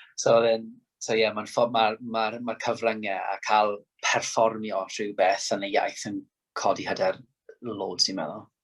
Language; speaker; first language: Welsh; non-native, local second language; English